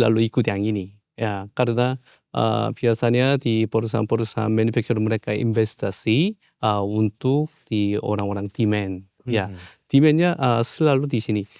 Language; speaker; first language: Indonesian; non-native, learner; Korean